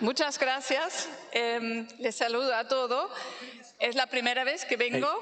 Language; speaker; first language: Spanish; non-native, fluent; German